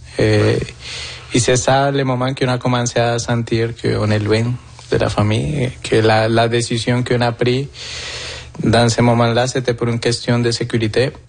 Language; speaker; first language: French; non-native, fluent; Spanish